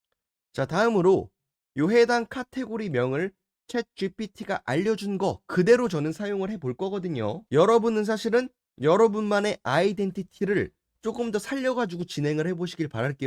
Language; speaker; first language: Korean; native; Korean